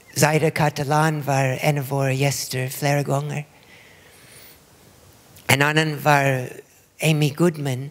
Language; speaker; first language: Swedish; non-native, fluent; English